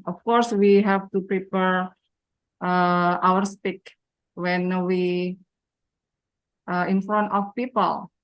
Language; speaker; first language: English; non-native, learner; Indonesian